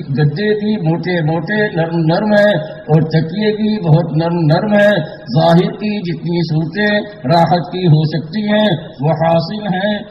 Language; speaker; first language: Urdu; native; Urdu